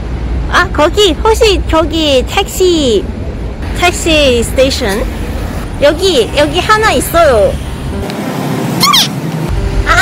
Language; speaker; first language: Korean; non-native, learner; Cantonese